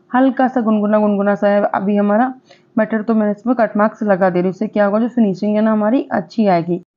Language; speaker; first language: Hindi; non-native, local second language; Gujarati